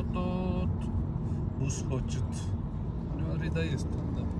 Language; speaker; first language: Russian; non-native, learner; Turkish